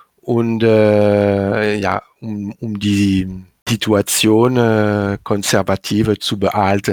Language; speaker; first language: German; non-native, learner; French